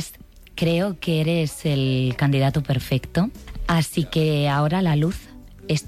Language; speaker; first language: Spanish; native; Spanish